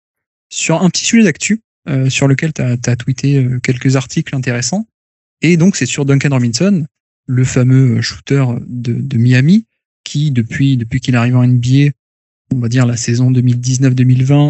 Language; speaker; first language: French; native; French